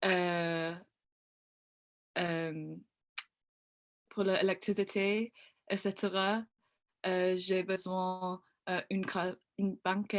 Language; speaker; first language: French; non-native, learner; English